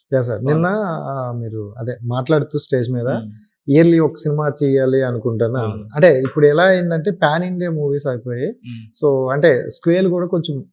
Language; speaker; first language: Telugu; native; Telugu